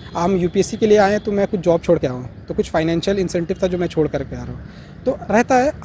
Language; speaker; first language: Hindi; native; Hindi